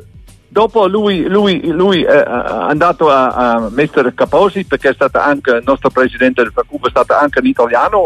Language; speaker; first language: Italian; non-native, learner; Dutch